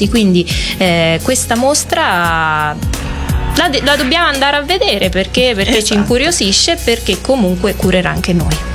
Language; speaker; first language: Italian; native; Italian